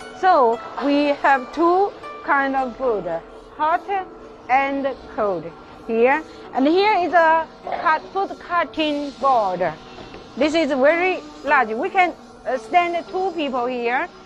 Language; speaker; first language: English; non-native, learner; Chinese